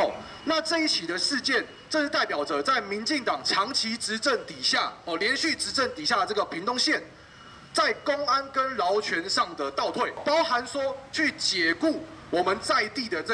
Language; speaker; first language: Chinese; native; Chinese